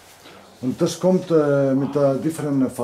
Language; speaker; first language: German; non-native, learner; Greek